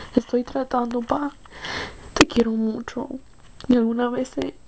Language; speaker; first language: Spanish; early bilingual, heritage; Spanish